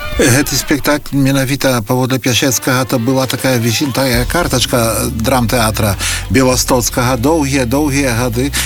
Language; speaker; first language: Belarusian; native; Belarusian